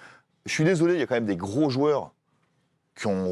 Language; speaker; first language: French; native; French